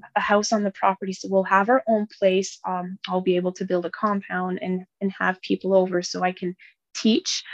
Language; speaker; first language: English; native; English